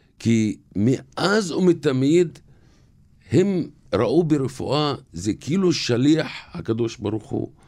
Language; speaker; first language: Hebrew; non-native, local second language; Arabic